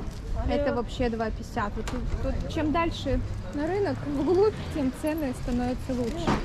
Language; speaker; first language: Russian; native; Russian